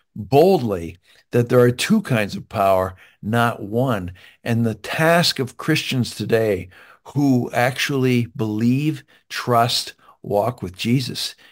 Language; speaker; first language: English; native; English